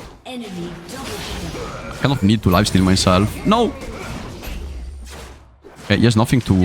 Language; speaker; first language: English; non-native, fluent; Italian